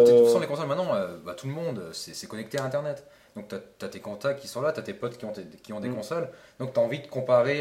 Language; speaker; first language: French; native; French